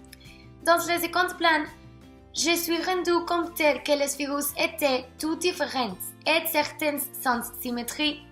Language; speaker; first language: French; non-native, learner; Spanish